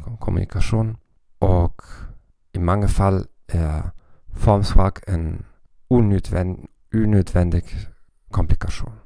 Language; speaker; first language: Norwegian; non-native, learner; German